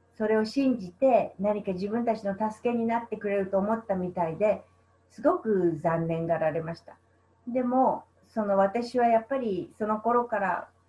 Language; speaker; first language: Japanese; native; Japanese